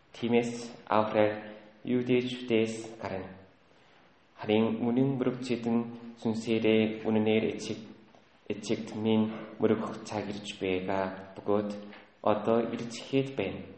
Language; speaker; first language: Mongolian; native; Mongolian